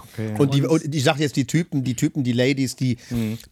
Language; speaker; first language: German; native; German